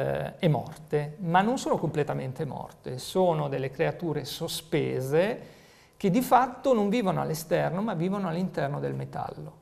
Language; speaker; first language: Italian; native; Italian